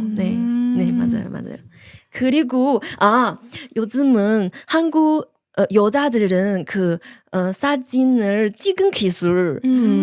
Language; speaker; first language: Korean; non-native, learner; Chinese